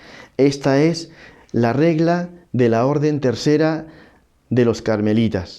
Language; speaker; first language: Spanish; native; Spanish